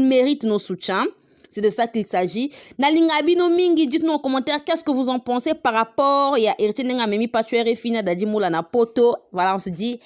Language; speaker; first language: French; non-native, local second language; Lingala